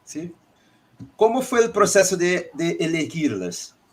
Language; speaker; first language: Spanish; non-native, learner; Portuguese